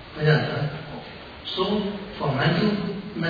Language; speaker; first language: Russian; non-native, learner; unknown